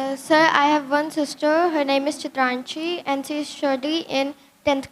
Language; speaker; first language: English; non-native, learner; Hindi